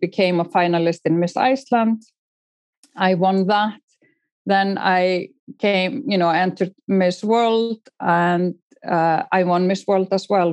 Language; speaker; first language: English; non-native, fluent; Icelandic